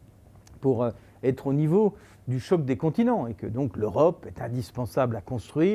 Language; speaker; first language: French; native; French